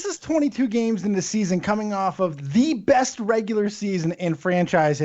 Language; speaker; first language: English; native; English